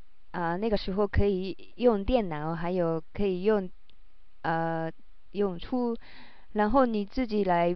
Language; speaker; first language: Chinese; non-native, learner; Japanese